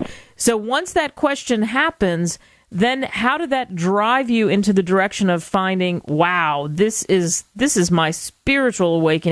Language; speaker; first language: English; native; English